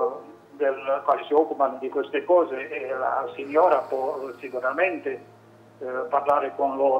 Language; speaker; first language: Italian; non-native, learner; Romanian